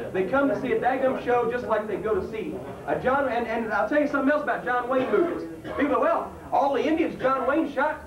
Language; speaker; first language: English; native; English